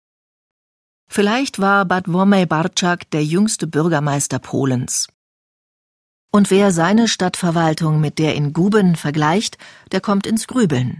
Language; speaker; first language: German; native; German